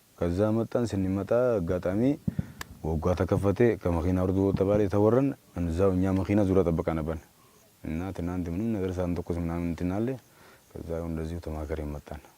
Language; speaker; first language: Amharic; non-native, local second language; Oromo